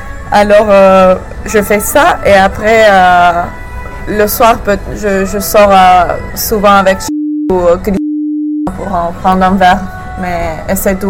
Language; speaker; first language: French; non-native, fluent; English